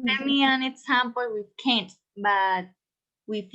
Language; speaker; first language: English; non-native, learner; Spanish